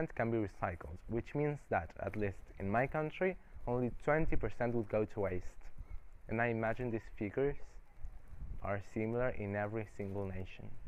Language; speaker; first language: English; non-native, fluent; Spanish